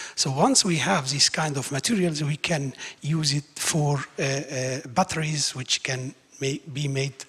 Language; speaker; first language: English; non-native, fluent; Arabic